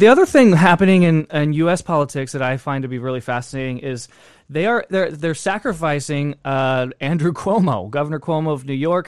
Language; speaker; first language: English; native; English